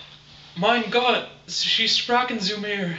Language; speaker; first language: German; non-native, learner; English